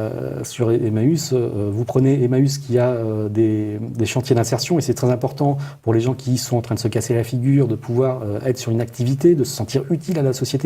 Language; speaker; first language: French; native; French